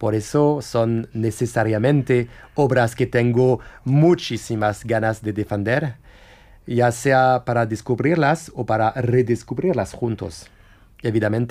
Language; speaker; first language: Spanish; non-native, fluent; French